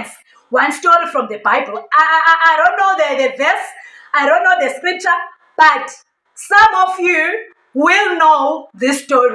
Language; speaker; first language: English; non-native, local second language; Xhosa